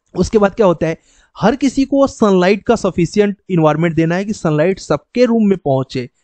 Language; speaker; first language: Hindi; native; Hindi